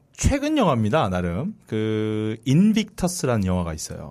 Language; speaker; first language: Korean; native; Korean